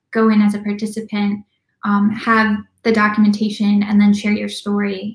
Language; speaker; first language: English; native; English